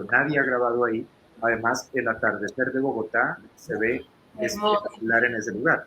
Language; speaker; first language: Spanish; native; Spanish